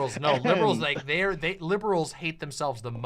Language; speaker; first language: English; native; English